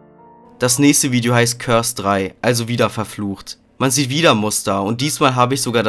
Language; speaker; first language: German; native; German